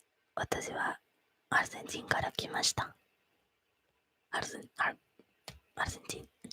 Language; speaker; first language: Japanese; non-native, learner; Spanish